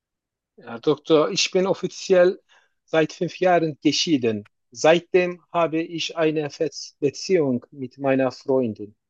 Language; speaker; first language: German; non-native, learner; Turkish